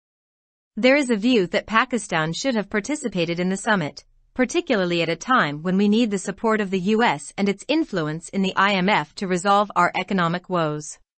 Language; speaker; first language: English; non-native, local second language; Urdu